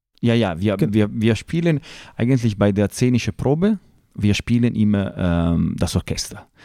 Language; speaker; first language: German; non-native, fluent; Italian